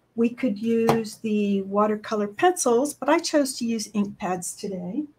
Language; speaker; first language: English; native; English